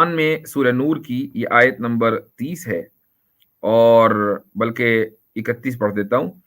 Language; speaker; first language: Hindi; native; Hindi